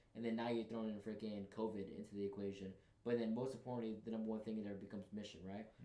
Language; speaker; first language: English; native; English